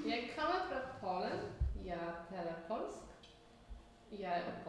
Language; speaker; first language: Danish; non-native, learner; Polish